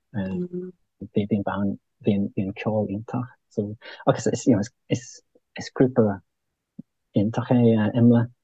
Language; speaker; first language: Irish; non-native, local second language; English